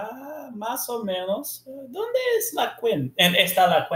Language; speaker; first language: Spanish; non-native, learner; English